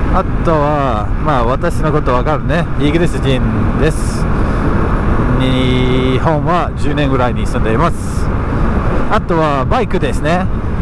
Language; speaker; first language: Japanese; non-native, fluent; English